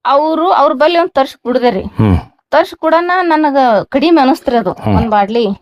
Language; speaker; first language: Kannada; native; Kannada